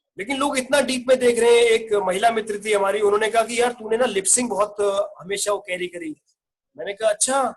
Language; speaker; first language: Hindi; native; Hindi